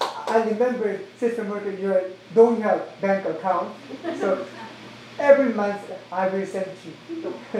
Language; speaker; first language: English; non-native, learner; Korean